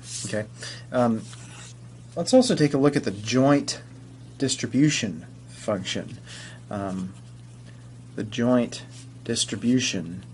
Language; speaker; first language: English; native; English